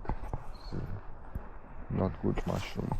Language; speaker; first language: English; non-native, learner; Italian